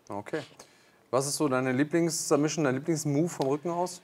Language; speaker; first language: German; native; German